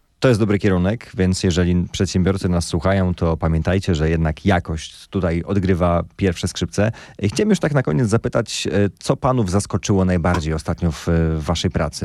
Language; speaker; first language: Polish; native; Polish